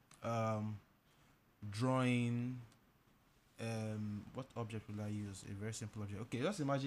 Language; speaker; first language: English; non-native, local second language; Igbo